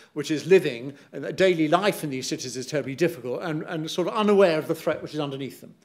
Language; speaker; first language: English; native; English